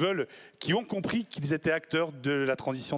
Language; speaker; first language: French; native; French